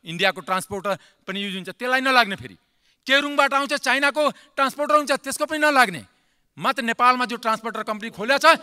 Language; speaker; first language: Nepali; non-native, local second language; Maithili